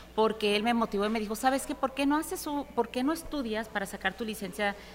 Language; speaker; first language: Spanish; early bilingual, heritage; Spanish